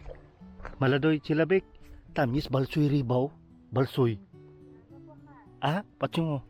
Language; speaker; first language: Russian; non-native, learner; Filipino